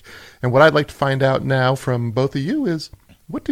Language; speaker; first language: English; native; English